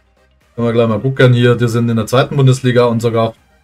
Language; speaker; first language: German; native; German